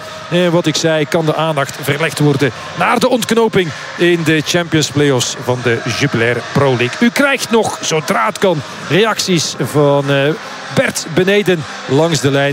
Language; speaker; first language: Dutch; native; Dutch